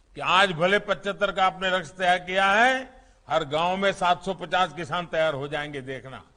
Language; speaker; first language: Hindi; non-native, local second language; Gujarati